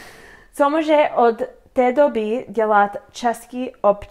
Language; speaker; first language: Czech; non-native, learner; English